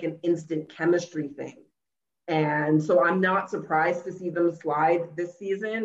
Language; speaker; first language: English; native; English